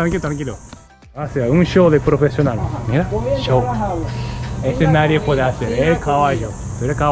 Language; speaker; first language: Spanish; non-native, learner; Japanese